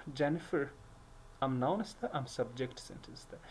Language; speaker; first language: English; non-native, learner; Hazaragi